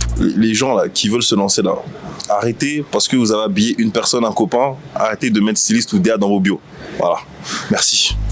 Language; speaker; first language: French; native; French